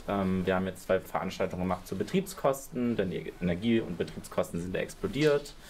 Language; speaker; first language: German; native; German